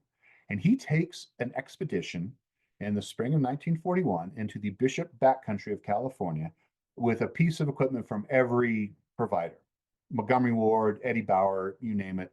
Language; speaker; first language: English; native; English